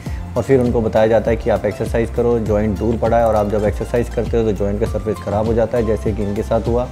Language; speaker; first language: Hindi; native; Hindi